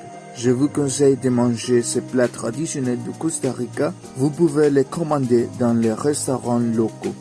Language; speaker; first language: French; non-native, learner; Spanish